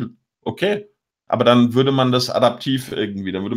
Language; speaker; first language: German; native; German